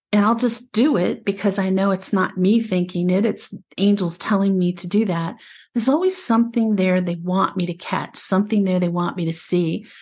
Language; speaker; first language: English; native; English